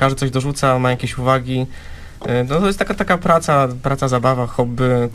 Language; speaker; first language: Polish; native; Polish